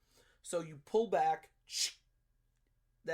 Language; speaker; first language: English; native; English